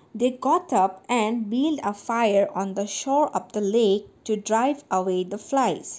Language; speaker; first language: English; non-native, local second language; Assamese